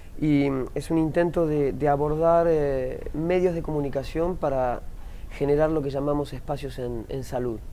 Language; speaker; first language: Spanish; native; Spanish